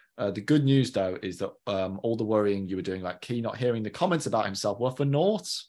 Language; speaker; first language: English; native; English